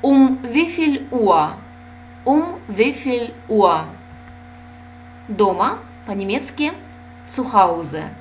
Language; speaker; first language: German; non-native, fluent; Russian